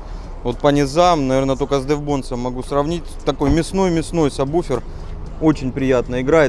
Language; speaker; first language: Russian; native; Russian